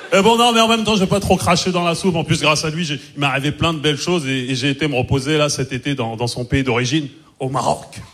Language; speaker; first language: French; early bilingual, other home language; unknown